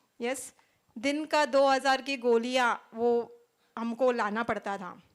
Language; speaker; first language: Hindi; non-native, local second language; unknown